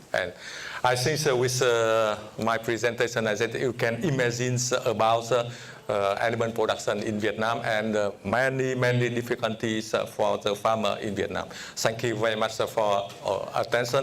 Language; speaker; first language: English; non-native, fluent; Vietnamese